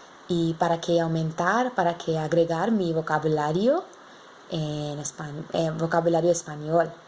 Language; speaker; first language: Spanish; non-native, learner; English